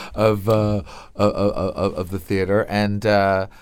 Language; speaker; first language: English; native; English